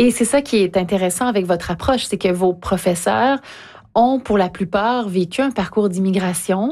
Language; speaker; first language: French; native; French